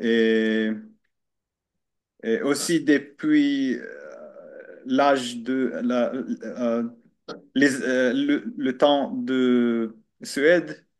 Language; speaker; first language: French; non-native, learner; Finnish